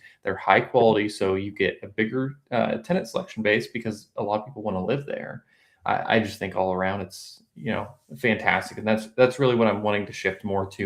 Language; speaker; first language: English; native; English